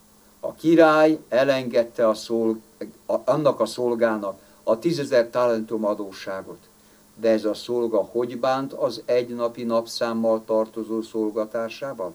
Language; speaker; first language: Hungarian; native; Hungarian